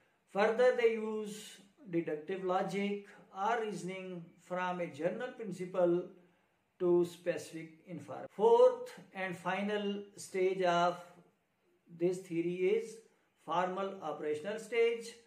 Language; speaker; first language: English; non-native, local second language; Urdu